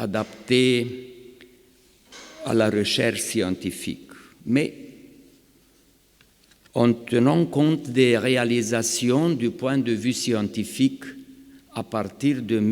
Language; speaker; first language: French; non-native, fluent; Romanian